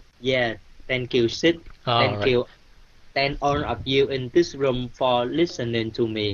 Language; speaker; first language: English; non-native, learner; Vietnamese